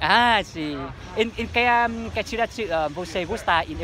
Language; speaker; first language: Portuguese; non-native, learner; Vietnamese